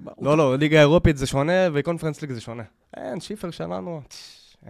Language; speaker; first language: Hebrew; native; Hebrew